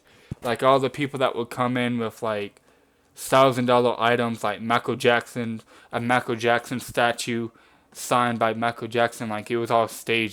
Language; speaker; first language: English; native; English